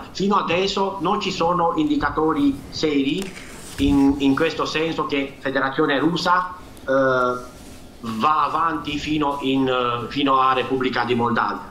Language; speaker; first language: Italian; non-native, fluent; Romanian